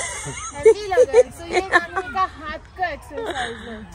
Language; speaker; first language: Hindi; early bilingual, heritage; Hindi